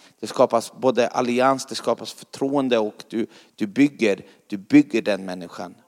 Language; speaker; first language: Swedish; native; Swedish